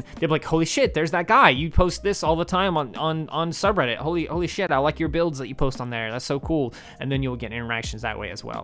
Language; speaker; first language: English; native; English